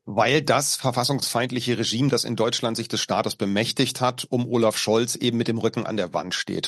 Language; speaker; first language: German; native; German